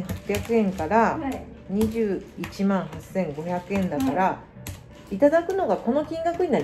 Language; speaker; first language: Japanese; native; Japanese